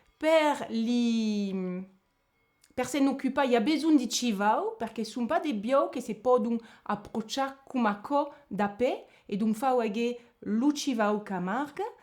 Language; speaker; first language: Occitan; non-native, local second language; French